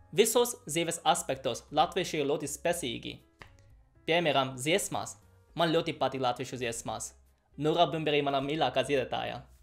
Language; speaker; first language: Latvian; non-native, fluent; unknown